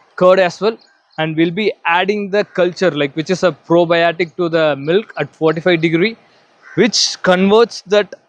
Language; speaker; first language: English; non-native, local second language; Tamil